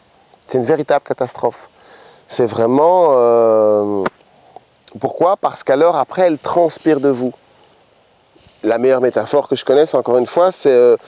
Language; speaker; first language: French; native; French